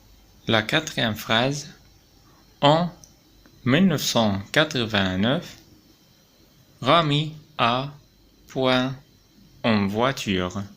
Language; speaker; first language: French; non-native, local second language; Arabic